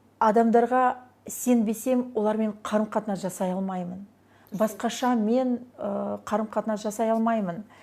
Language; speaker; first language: Kazakh; non-native, local second language; Russian